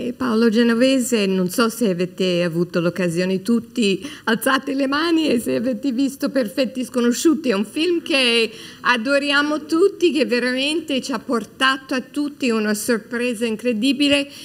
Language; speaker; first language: Italian; non-native, fluent; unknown